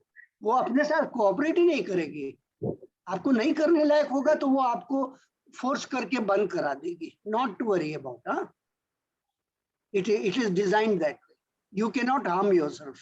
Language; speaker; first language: Hindi; native; Hindi